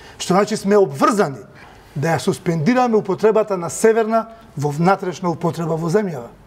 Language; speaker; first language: Macedonian; native; Macedonian